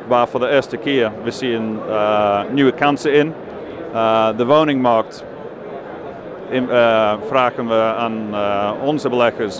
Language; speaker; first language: Dutch; non-native, fluent; English